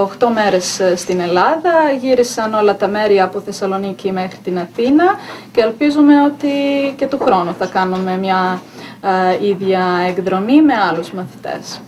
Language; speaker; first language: Greek; non-native, fluent; Bosnian